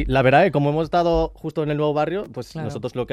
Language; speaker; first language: Spanish; native; Spanish